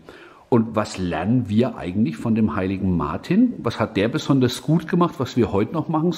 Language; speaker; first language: German; native; German